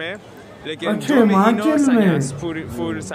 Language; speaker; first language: Hindi; non-native, learner; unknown